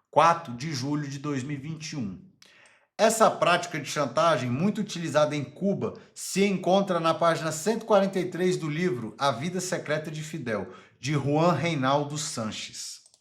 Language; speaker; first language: Portuguese; native; Portuguese